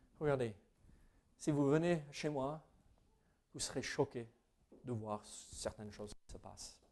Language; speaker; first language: French; non-native, fluent; English